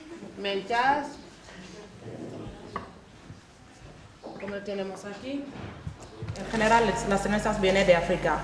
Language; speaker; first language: Spanish; non-native, fluent; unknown